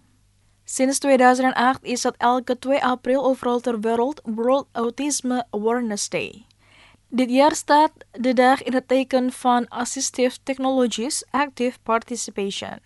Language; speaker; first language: Dutch; non-native, fluent; Indonesian